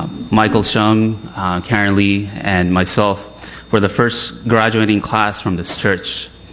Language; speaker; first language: English; early bilingual, other home language; Chinese